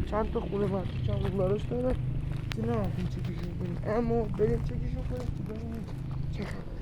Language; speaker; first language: Persian; native; Persian